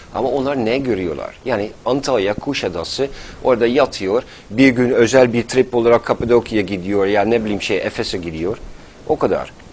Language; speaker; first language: Turkish; non-native, fluent; Dutch